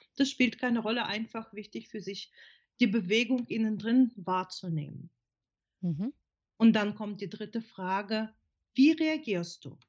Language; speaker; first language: German; non-native, fluent; Ukrainian